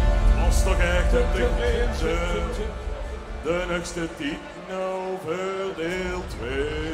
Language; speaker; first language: Dutch; native; Dutch